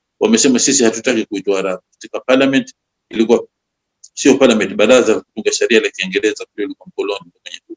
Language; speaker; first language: Swahili; native; Swahili